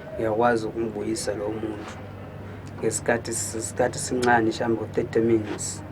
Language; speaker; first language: Zulu; native; Zulu